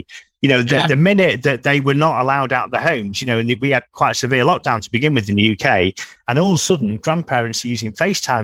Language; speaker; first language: English; native; English